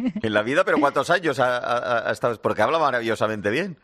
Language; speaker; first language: Spanish; native; Spanish